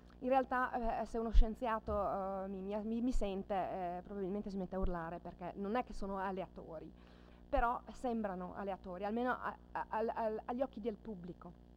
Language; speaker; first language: Italian; native; Italian